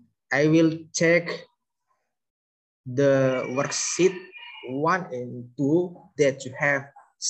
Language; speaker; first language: English; non-native, learner; Indonesian